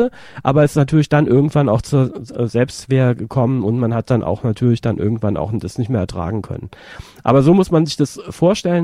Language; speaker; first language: German; native; German